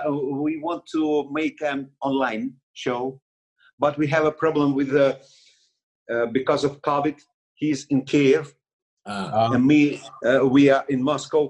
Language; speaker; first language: English; non-native, learner; Russian